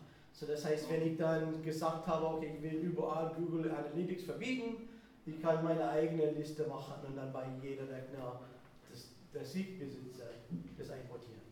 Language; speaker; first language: German; non-native, fluent; English